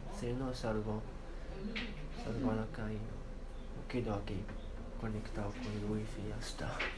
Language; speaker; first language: Spanish; non-native, learner; Arabic